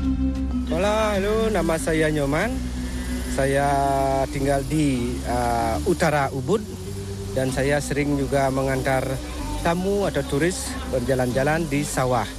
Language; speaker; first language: Indonesian; non-native, local second language; Balinese